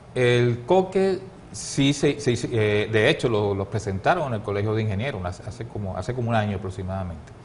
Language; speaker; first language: Spanish; native; Spanish